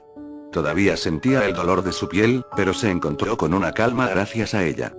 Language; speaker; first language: Spanish; native; Spanish